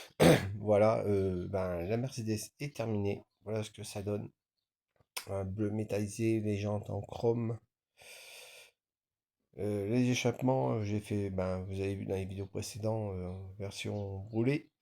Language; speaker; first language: French; native; French